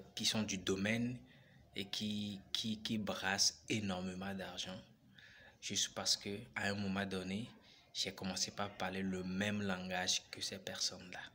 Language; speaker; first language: French; non-native, local second language; Ewe